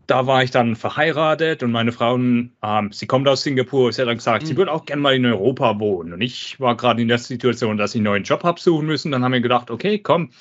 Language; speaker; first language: German; native; German